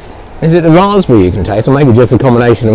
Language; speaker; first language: English; non-native, learner; Indonesian